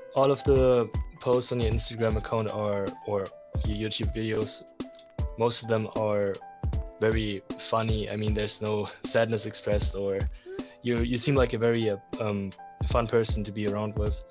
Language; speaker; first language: English; non-native, fluent; German